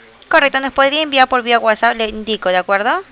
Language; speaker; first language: Spanish; native; Spanish